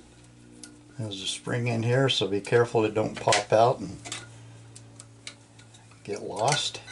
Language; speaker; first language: English; native; English